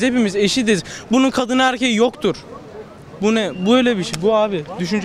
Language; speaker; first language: Turkish; native; Turkish